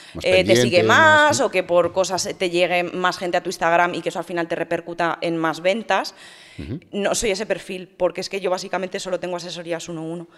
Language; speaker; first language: Spanish; native; Spanish